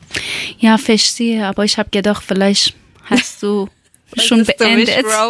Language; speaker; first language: German; non-native, learner; Persian